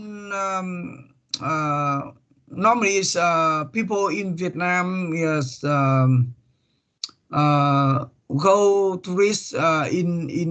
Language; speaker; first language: English; non-native, learner; Vietnamese